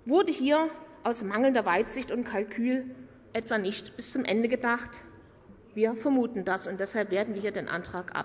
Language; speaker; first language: German; native; German